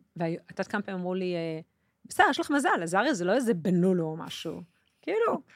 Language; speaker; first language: Hebrew; early bilingual, other home language; English